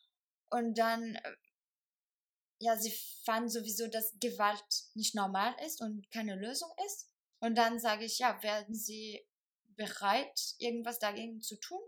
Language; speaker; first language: German; non-native, fluent; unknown